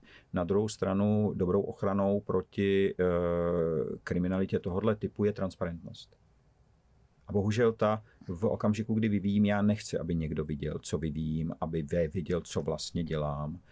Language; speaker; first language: Czech; native; Czech